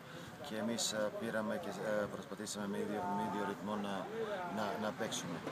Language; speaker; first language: Greek; non-native, fluent; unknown